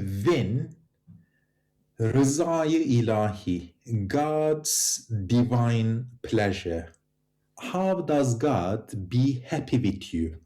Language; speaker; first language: English; non-native, fluent; Turkish